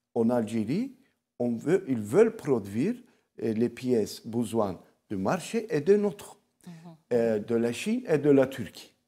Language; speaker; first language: French; non-native, local second language; Arabic